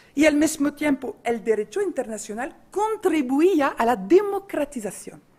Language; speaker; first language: Spanish; non-native, fluent; French